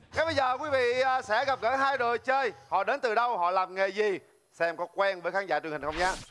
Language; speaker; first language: Vietnamese; native; Vietnamese